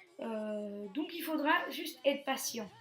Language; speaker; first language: French; native; French